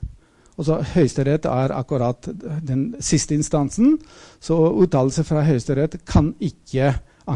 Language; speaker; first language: Norwegian; non-native, fluent; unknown